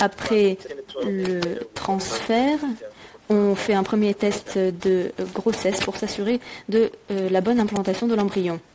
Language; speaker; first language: French; native; French